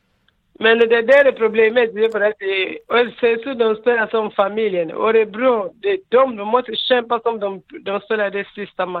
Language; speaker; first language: Swedish; non-native, learner; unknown